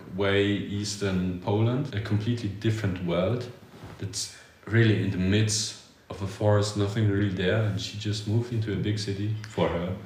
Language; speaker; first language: English; early bilingual, other home language; Polish